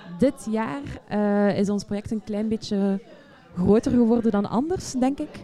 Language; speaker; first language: Dutch; native; Dutch